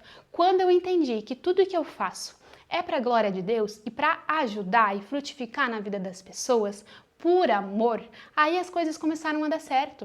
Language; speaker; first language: Portuguese; native; Portuguese